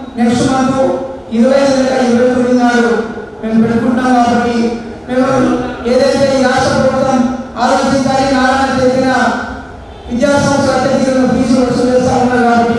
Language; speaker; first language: Telugu; non-native, local second language; Lambadi